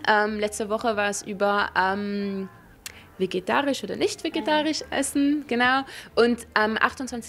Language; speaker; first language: German; non-native, local second language; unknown